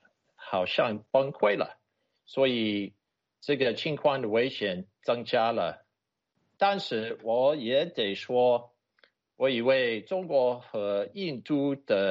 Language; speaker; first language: Chinese; non-native, fluent; English